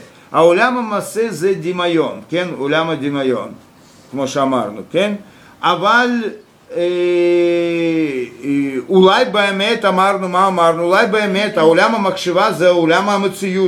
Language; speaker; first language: Hebrew; non-native, fluent; Russian